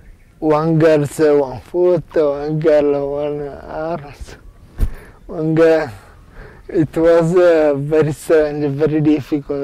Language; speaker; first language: English; non-native, learner; Italian